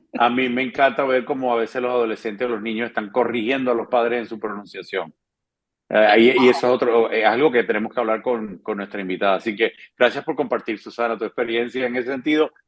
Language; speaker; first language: Spanish; native; Spanish